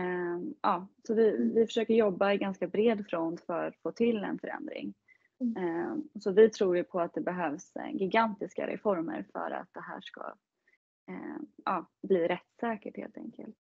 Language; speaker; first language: Swedish; native; Swedish